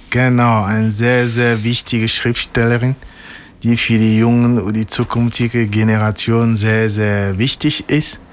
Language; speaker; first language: German; non-native, fluent; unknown